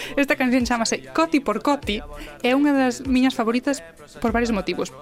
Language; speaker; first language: Galician; native; Galician